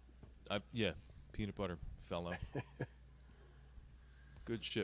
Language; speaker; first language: English; native; English